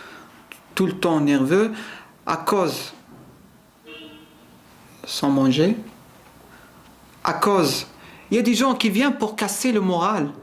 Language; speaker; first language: French; non-native, learner; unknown